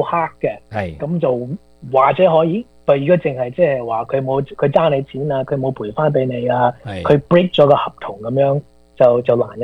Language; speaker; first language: Chinese; early bilingual, heritage; Cantonese